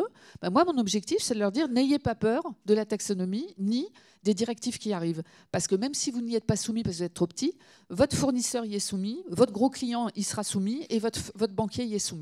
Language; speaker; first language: French; native; French